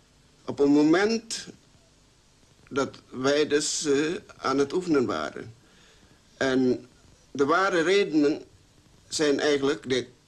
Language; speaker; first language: Dutch; early bilingual, other home language; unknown